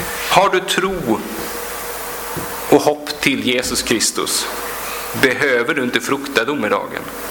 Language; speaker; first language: Swedish; native; Swedish